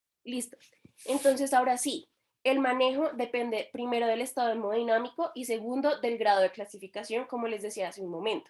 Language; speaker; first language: Spanish; native; Spanish